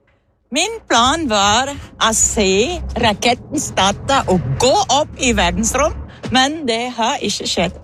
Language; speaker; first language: Norwegian; non-native, learner; German